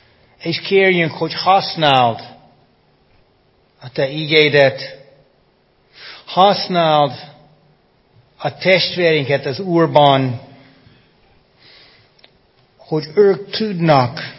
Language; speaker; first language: Hungarian; non-native, fluent; English